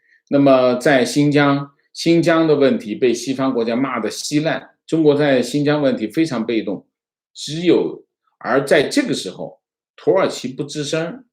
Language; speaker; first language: Chinese; native; Chinese